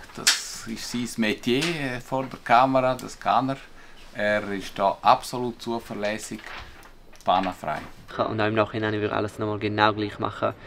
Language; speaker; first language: German; non-native, local second language; Romansh